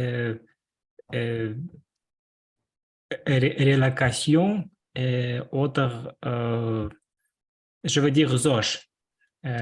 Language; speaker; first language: French; non-native, learner; Russian